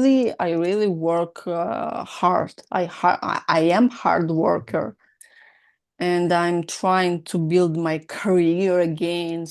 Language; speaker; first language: English; non-native, learner; Russian